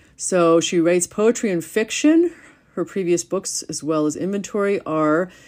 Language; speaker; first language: English; native; English